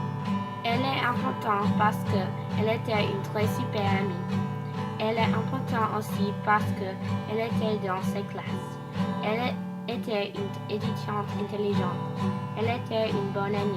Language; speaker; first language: French; non-native, learner; English